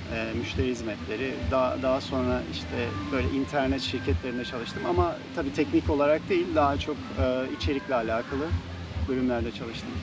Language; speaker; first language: Turkish; native; Turkish